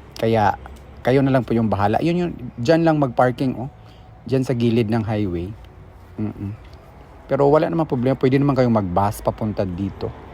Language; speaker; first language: Filipino; non-native, local second language; Cebuano